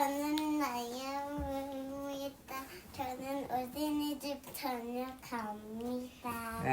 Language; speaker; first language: Korean; early bilingual, other home language; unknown